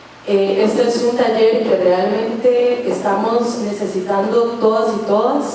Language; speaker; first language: Spanish; native; Spanish